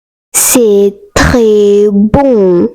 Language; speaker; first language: French; non-native, learner; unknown